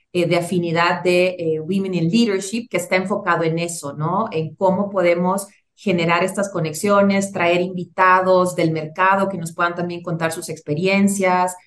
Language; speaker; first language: Spanish; native; Spanish